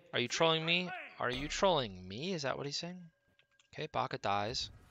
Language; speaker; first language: English; native; English